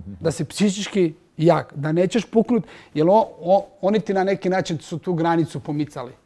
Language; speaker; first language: Croatian; native; Croatian